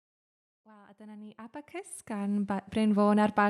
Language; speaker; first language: Welsh; native; Welsh